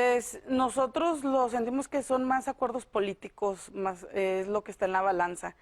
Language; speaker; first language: Spanish; native; Spanish